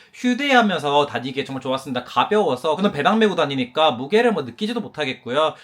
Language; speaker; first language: Korean; native; Korean